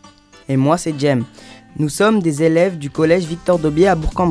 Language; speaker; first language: French; native; French